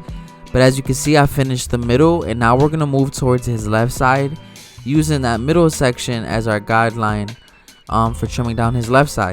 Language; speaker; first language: English; native; English